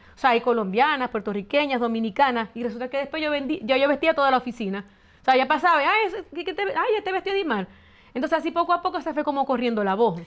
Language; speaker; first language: Spanish; native; Spanish